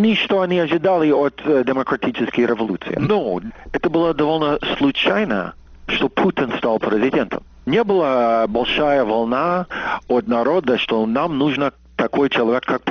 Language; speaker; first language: Russian; non-native, fluent; English